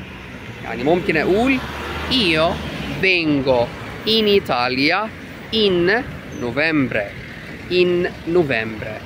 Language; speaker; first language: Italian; non-native, fluent; Arabic